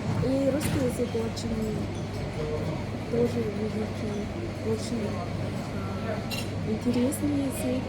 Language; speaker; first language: Russian; non-native, learner; Mongolian